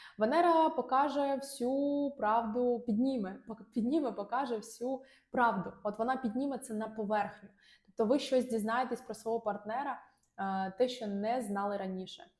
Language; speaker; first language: Ukrainian; non-native, local second language; Russian